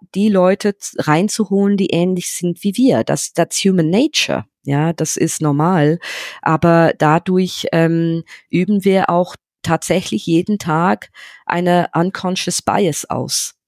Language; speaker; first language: German; non-native, fluent; English